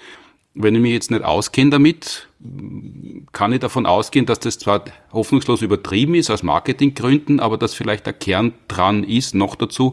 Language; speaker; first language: German; native; German